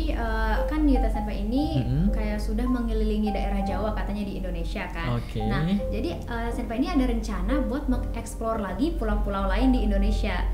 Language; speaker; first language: Indonesian; native; Indonesian